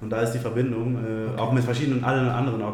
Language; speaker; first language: German; native; German